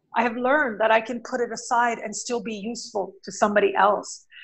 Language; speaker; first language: English; native; English